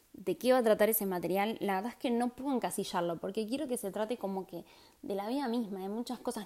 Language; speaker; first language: Spanish; native; Spanish